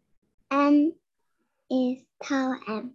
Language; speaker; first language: English; non-native, learner; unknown